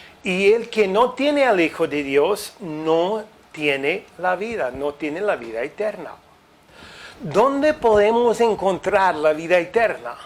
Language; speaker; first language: Spanish; non-native, fluent; English